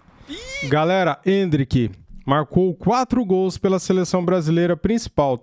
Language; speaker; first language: Portuguese; native; Portuguese